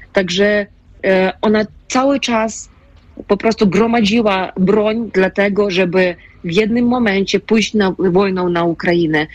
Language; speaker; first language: Polish; non-native, fluent; Ukrainian